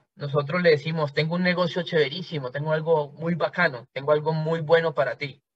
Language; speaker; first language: Spanish; native; Spanish